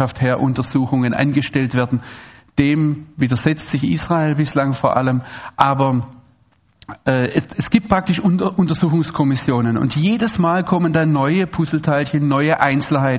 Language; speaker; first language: German; native; German